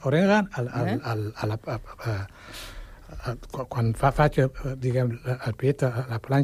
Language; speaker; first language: Catalan; non-native, fluent; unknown